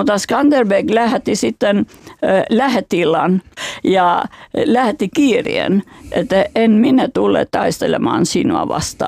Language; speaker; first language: Finnish; non-native, fluent; Albanian